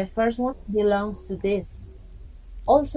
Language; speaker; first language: English; non-native, fluent; Spanish